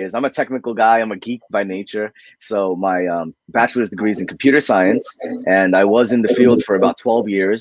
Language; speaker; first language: English; native; English